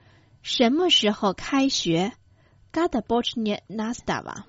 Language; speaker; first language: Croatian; non-native, fluent; Chinese